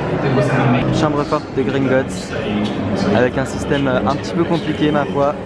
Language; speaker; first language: French; native; French